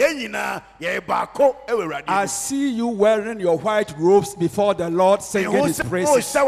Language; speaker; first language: English; non-native, local second language; Akan